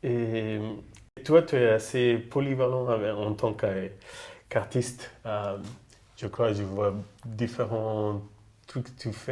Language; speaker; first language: French; non-native, fluent; Spanish